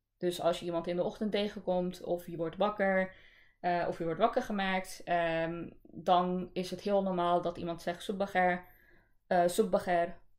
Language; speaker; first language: Dutch; early bilingual, other home language; Urdu